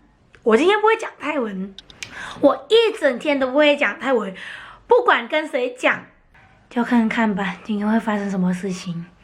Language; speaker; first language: Chinese; non-native, fluent; Thai